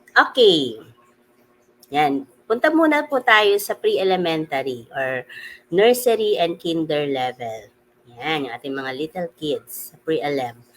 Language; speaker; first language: Filipino; native; Filipino